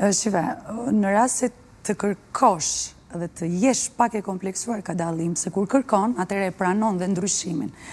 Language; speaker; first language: Albanian; early bilingual, heritage; Albanian